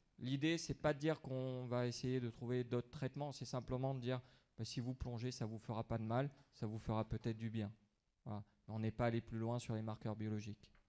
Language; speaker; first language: French; native; French